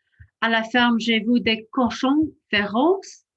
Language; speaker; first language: French; non-native, fluent; English